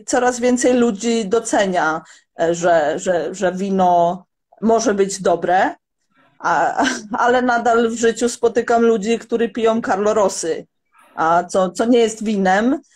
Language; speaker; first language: Polish; non-native, fluent; Croatian